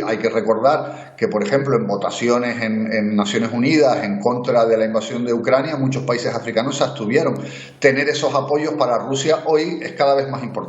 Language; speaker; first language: Spanish; native; Spanish